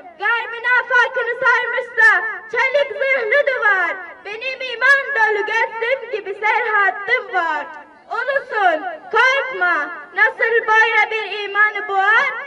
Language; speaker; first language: Turkish; early bilingual, other home language; Arabic